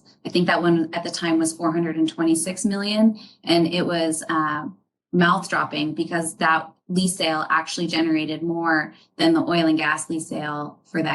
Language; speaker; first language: English; native; English